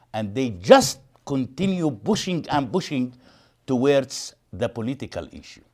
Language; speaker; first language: English; non-native, fluent; Arabic